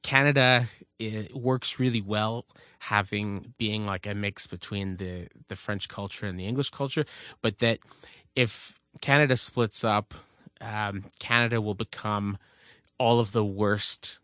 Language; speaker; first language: English; native; English